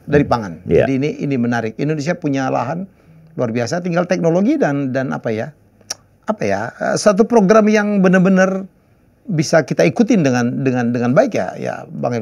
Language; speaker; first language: Indonesian; native; Indonesian